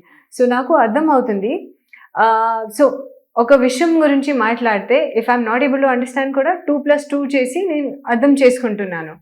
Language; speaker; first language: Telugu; non-native, learner; Hindi